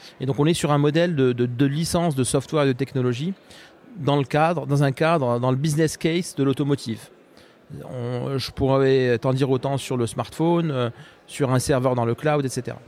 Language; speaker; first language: French; non-native, local second language; Arabic